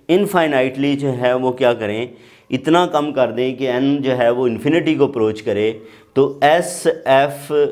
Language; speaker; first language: Urdu; non-native, local second language; Punjabi